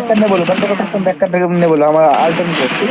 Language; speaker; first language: Hindi; non-native, local second language; Bangla